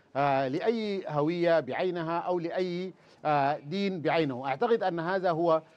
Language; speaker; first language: Arabic; native; Arabic